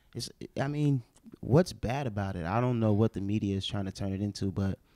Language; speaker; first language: English; native; English